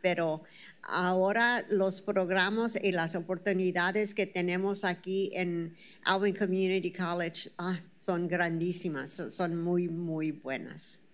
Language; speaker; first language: Spanish; early bilingual, heritage; Spanish